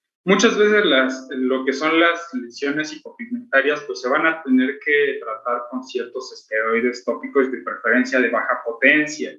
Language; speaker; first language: Spanish; native; Spanish